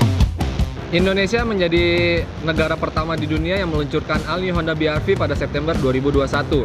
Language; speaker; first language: Indonesian; native; Indonesian